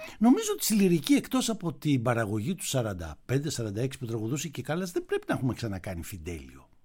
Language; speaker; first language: Greek; native; Greek